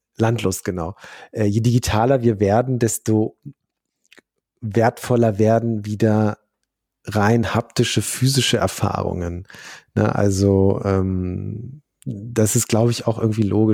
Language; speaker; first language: German; native; German